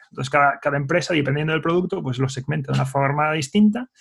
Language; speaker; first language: Spanish; native; Spanish